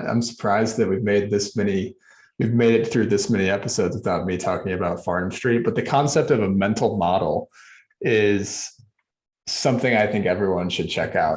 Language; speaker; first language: English; native; English